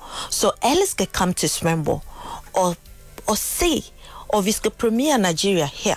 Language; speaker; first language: Danish; non-native, learner; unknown